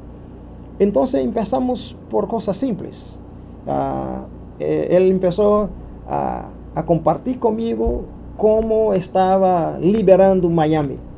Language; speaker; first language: Spanish; non-native, fluent; Portuguese